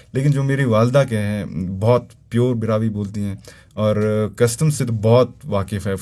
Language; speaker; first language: Urdu; non-native, local second language; Brahui